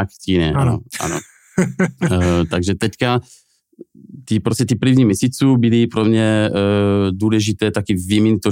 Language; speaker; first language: Czech; non-native, fluent; French